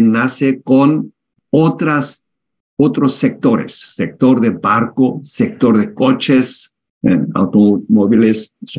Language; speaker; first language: Spanish; non-native, fluent; Korean